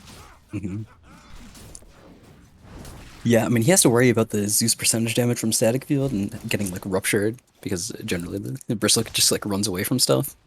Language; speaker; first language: English; native; English